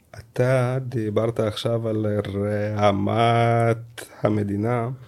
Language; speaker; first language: Hebrew; early bilingual, other home language; Russian